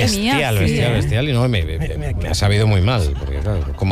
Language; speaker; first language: Spanish; native; Spanish